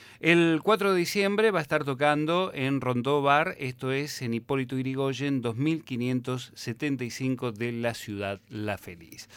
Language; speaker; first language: Spanish; native; Spanish